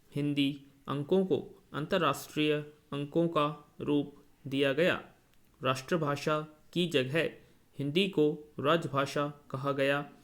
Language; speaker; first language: Hindi; native; Hindi